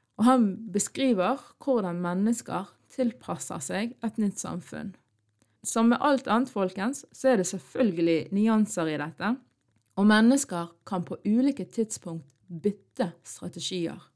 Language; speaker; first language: Norwegian; early bilingual, other home language; Arabic